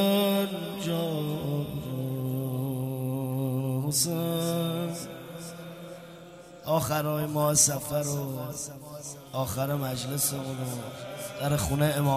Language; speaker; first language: Persian; native; Persian